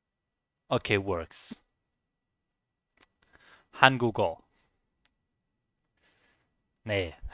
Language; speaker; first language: Korean; non-native, learner; German